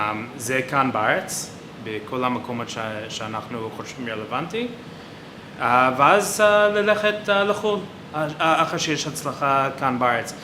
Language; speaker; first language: Hebrew; non-native, fluent; English